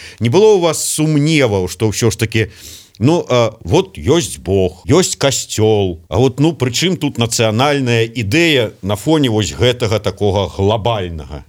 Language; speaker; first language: Belarusian; native; Belarusian